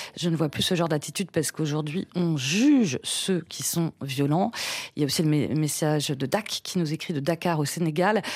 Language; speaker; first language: French; native; French